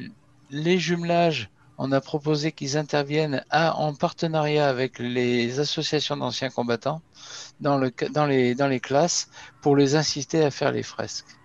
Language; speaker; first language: French; native; French